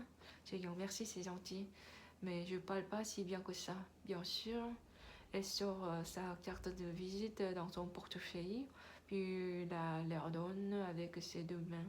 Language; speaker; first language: French; non-native, learner; Korean